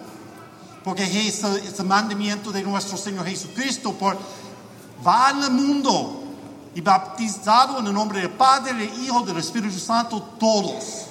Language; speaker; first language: Spanish; non-native, learner; English